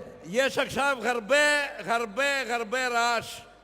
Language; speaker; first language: Hebrew; non-native, fluent; Russian